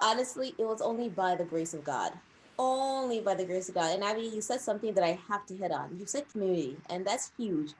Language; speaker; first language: English; early bilingual, other home language; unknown